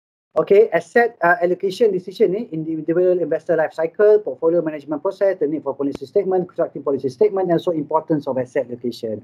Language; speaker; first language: English; non-native, local second language; Malay